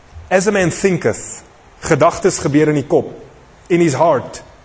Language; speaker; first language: English; non-native, local second language; Afrikaans